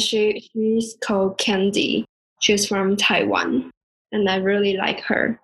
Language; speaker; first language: English; non-native, learner; Chinese